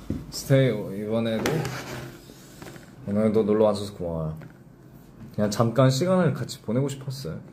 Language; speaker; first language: Korean; early bilingual, heritage; English